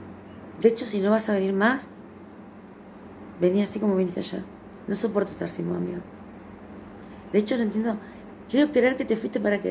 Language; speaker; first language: Spanish; native; Spanish